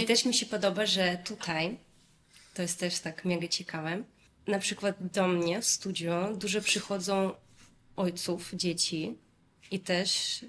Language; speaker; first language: Polish; non-native, fluent; Russian